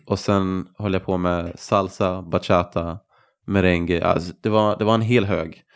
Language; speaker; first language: Swedish; native; Swedish